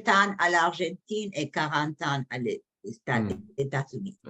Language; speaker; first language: French; non-native, learner; English